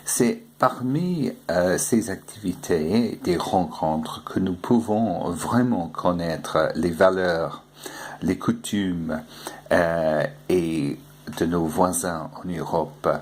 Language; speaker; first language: French; non-native, fluent; English